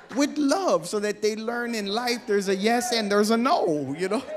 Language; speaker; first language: English; native; English